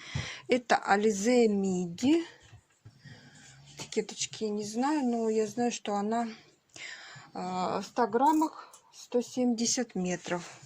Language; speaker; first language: Russian; native; Russian